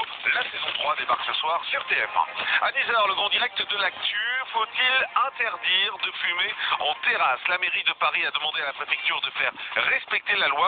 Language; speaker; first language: French; native; French